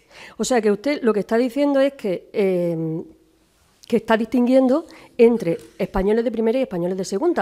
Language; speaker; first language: Spanish; native; Spanish